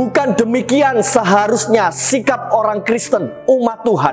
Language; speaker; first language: Indonesian; native; Indonesian